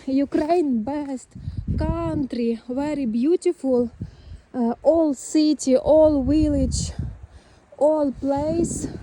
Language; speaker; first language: English; non-native, learner; Ukrainian